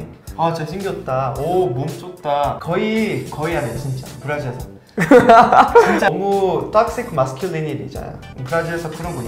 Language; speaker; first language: Korean; non-native, fluent; Portuguese